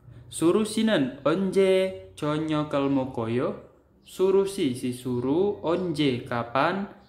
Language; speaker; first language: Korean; non-native, fluent; Indonesian